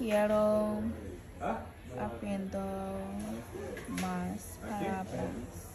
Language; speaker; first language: Spanish; non-native, learner; English